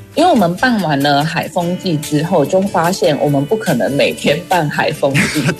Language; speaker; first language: Chinese; non-native, local second language; Min Nan Chinese